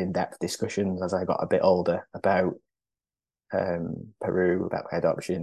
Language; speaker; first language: English; native; English